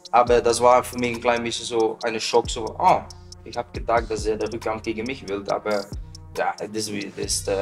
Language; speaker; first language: German; non-native, learner; Dutch